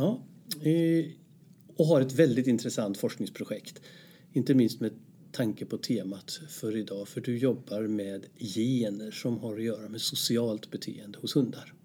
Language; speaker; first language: Swedish; native; Swedish